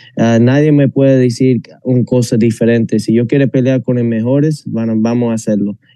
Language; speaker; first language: Spanish; non-native, fluent; English